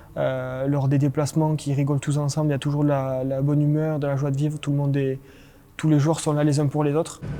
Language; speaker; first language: French; native; French